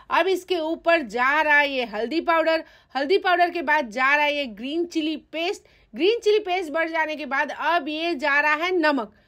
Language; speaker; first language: Hindi; non-native, local second language; Gujarati